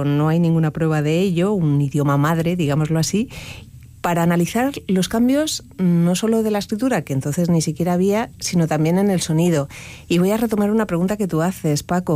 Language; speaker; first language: Spanish; native; Spanish